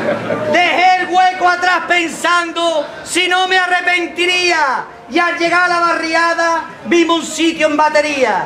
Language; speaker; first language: Spanish; native; Spanish